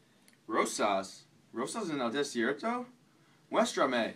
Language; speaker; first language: Spanish; non-native, learner; English